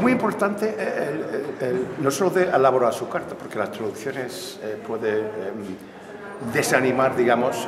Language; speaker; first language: Spanish; non-native, fluent; English